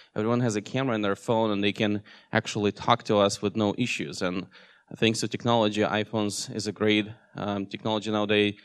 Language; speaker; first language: English; non-native, fluent; Russian